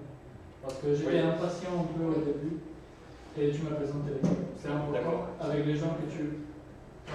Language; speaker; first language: French; non-native, learner; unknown